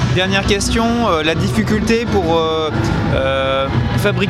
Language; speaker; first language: French; native; French